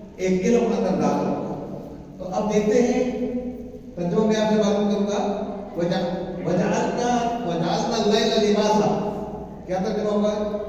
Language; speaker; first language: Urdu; native; Urdu